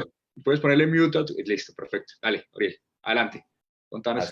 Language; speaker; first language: Spanish; native; Spanish